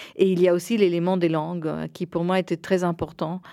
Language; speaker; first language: French; early bilingual, heritage; Spanish